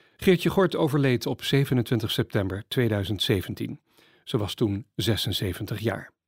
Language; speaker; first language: Dutch; native; Dutch